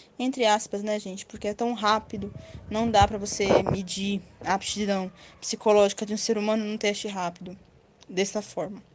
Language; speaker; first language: Portuguese; native; Portuguese